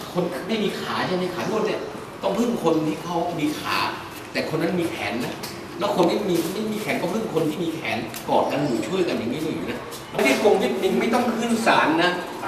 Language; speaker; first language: Thai; non-native, fluent; Vietnamese